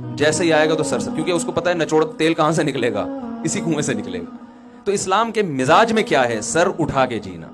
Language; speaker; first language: Urdu; native; Urdu